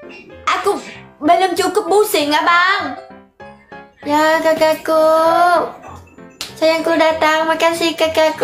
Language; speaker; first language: Indonesian; non-native, learner; Vietnamese